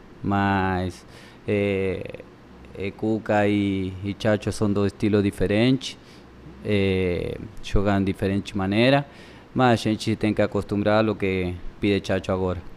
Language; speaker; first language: Portuguese; non-native, learner; Spanish